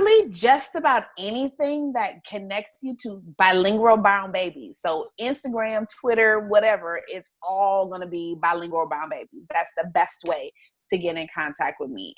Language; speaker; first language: English; native; English